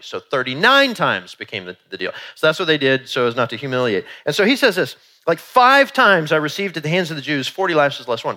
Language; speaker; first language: English; native; English